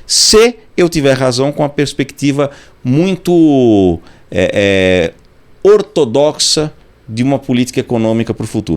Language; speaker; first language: Portuguese; native; Portuguese